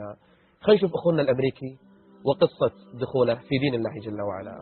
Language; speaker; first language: Arabic; native; Arabic